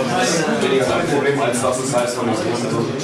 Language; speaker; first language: German; native; German